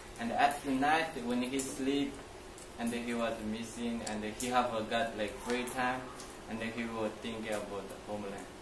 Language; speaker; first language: English; non-native, learner; Chinese